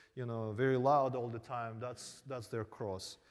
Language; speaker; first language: English; early bilingual, other home language; Korean